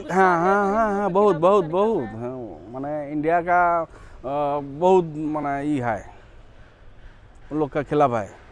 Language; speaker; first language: Hindi; non-native, local second language; Bangla